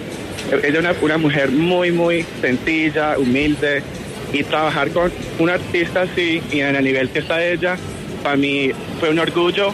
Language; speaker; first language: Spanish; early bilingual, heritage; Spanish